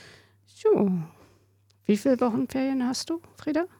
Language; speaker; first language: German; native; German